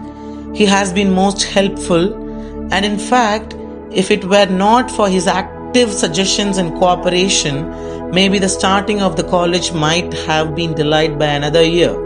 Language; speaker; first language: English; non-native, local second language; Tamil